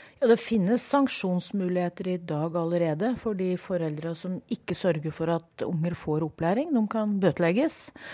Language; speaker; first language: Norwegian; native; Norwegian